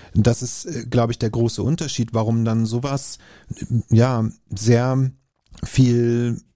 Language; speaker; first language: German; native; German